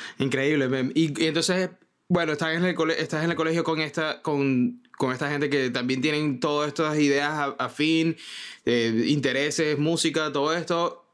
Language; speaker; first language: Spanish; native; Spanish